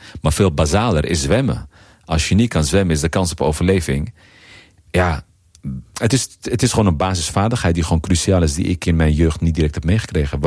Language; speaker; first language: Dutch; early bilingual, other home language; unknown